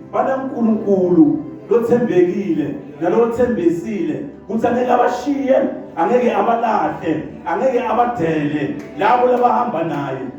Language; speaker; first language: Zulu; non-native, local second language; Swati